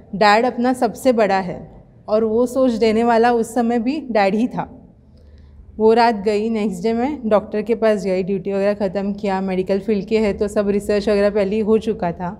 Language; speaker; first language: Hindi; non-native, local second language; Marathi